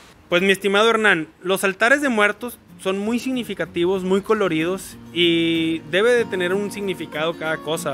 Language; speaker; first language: Spanish; native; Spanish